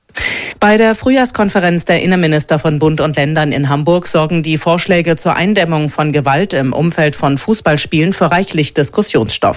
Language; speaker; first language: German; native; German